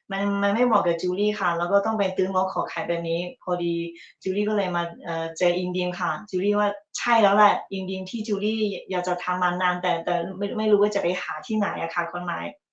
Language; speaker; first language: Thai; early bilingual, other home language; Chinese